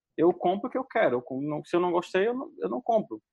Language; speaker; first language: Portuguese; native; Portuguese